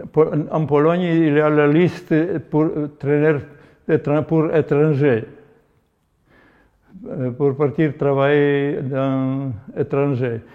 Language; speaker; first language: French; non-native, learner; Polish